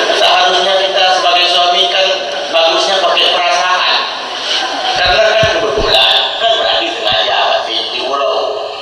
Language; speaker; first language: Malay; non-native, local second language; Achinese